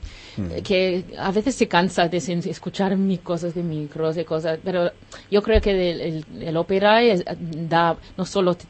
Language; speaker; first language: Spanish; non-native, learner; English